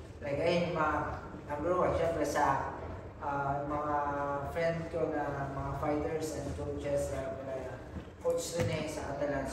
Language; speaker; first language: Filipino; native; Filipino